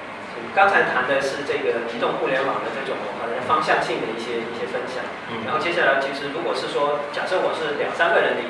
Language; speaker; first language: Chinese; native; Chinese